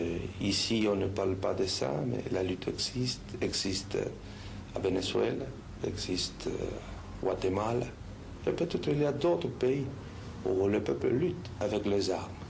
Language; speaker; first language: French; non-native, fluent; Spanish